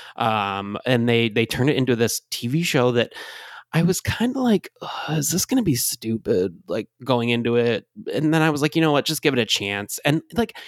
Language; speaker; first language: English; native; English